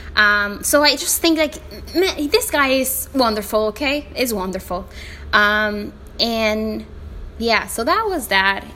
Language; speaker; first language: English; non-native, fluent; Spanish